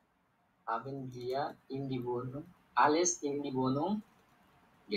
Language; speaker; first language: German; non-native, learner; Bangla